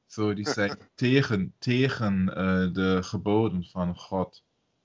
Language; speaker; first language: Dutch; non-native, fluent; German